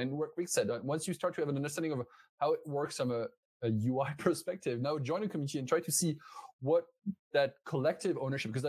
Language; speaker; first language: English; non-native, fluent; French